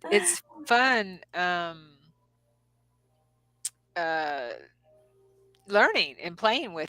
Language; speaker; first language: English; native; English